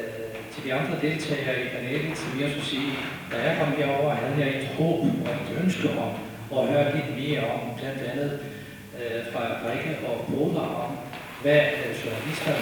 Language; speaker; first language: Danish; non-native, fluent; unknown